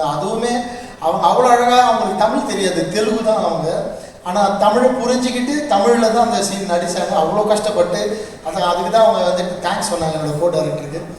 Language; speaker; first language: Tamil; native; Tamil